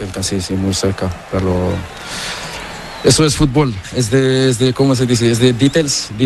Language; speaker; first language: Spanish; non-native, learner; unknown